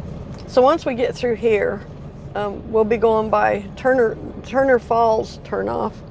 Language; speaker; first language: English; native; English